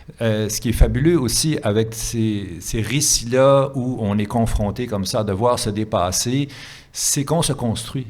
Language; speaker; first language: French; native; French